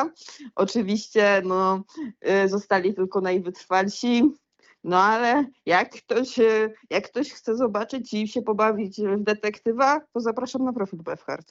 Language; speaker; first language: Polish; native; Polish